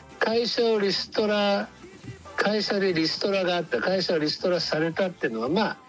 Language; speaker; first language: Japanese; native; Japanese